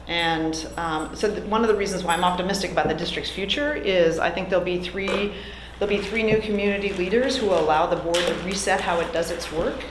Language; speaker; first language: English; native; English